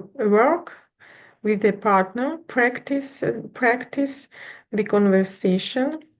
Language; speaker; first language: English; non-native, learner; Ukrainian